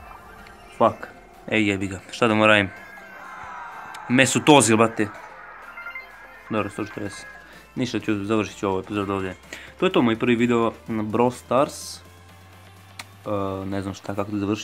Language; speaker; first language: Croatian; early bilingual, heritage; Croatian